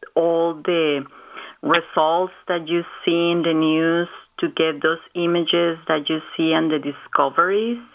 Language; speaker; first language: English; non-native, fluent; Spanish